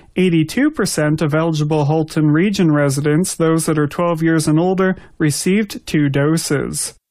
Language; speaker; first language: English; native; English